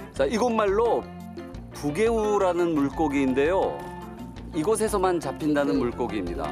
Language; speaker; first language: Korean; native; Korean